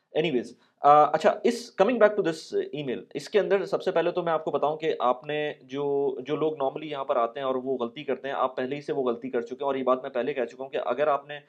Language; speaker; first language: Urdu; native; Urdu